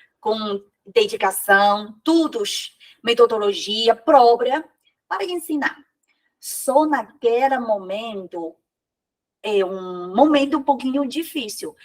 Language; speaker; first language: Portuguese; non-native, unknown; Chinese